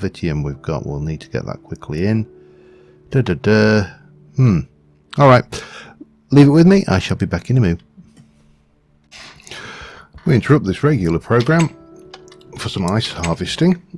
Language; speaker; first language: English; native; English